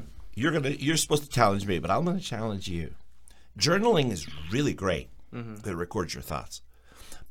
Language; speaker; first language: English; early bilingual, other home language; Ukrainian